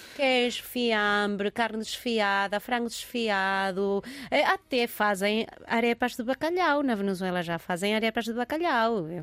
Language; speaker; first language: Portuguese; early bilingual, heritage; Portuguese